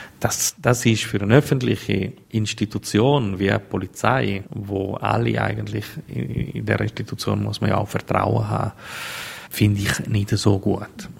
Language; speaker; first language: German; non-native, local second language; Italian